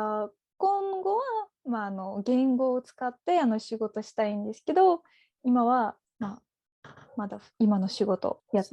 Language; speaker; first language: Japanese; non-native, fluent; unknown